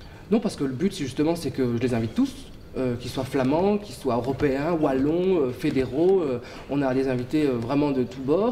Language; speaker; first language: French; native; French